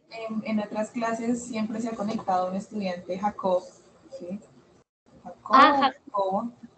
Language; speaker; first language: Spanish; native; Spanish